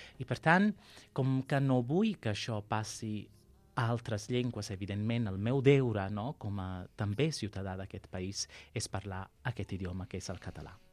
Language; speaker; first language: Catalan; non-native, fluent; Sicilian